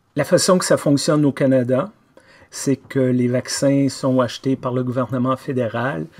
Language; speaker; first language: French; native; French